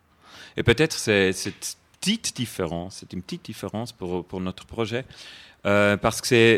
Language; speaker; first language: French; non-native, fluent; German